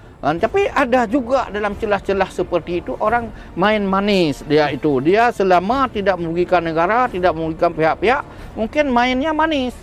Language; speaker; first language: Malay; non-native, local second language; Achinese